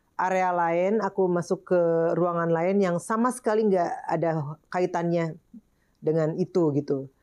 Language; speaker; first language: Indonesian; native; Indonesian